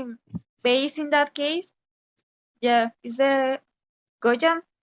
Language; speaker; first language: English; non-native, learner; Spanish